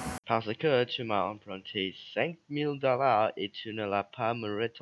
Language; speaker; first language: French; non-native, learner; English